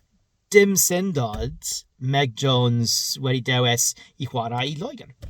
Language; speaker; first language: Welsh; non-native, learner; English